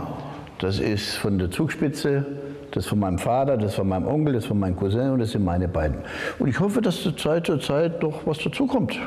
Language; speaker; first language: German; native; German